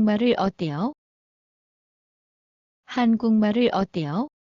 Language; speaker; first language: Korean; non-native, learner; Bangla